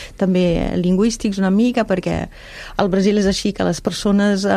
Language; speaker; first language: Catalan; non-native, fluent; German